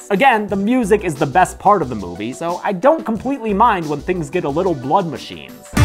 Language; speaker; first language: English; native; English